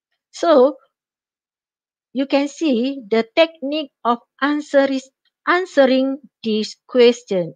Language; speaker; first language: English; non-native, local second language; Malay